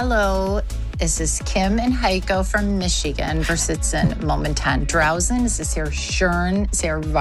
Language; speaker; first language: German; non-native, learner; English